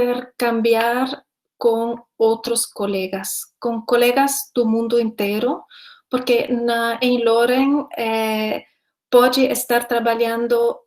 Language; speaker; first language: Portuguese; non-native, fluent; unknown